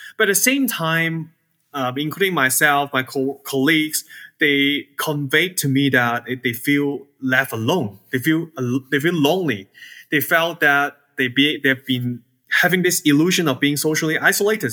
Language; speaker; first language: English; non-native, local second language; Cantonese